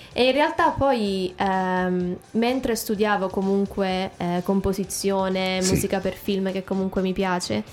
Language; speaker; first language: Italian; native; Italian